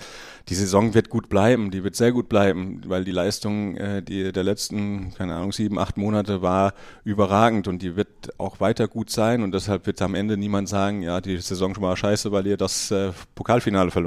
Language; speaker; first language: German; native; German